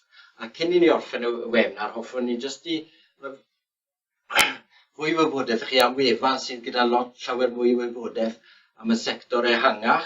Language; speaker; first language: Welsh; native; Welsh